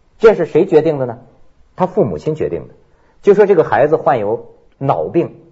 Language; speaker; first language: Chinese; native; Chinese